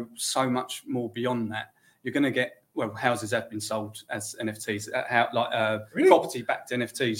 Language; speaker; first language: English; native; English